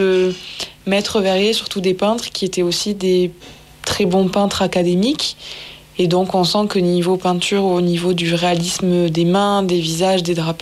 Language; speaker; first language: French; native; French